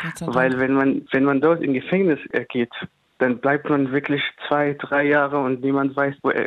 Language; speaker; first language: German; non-native, fluent; Arabic